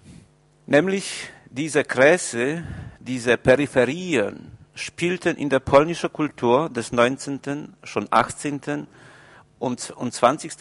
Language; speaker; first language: German; non-native, fluent; Polish